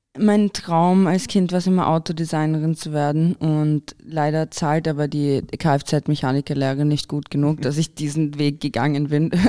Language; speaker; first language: German; early bilingual, other home language; Croatian